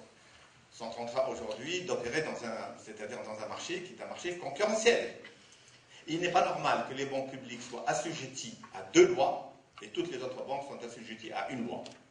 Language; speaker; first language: French; non-native, local second language; Arabic